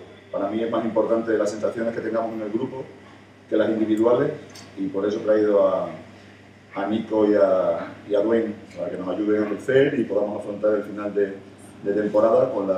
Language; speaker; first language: Spanish; native; Spanish